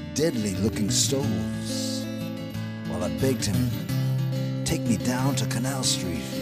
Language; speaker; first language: English; native; English